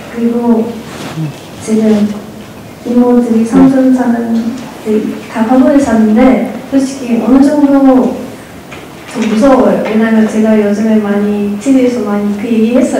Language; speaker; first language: Korean; non-native, fluent; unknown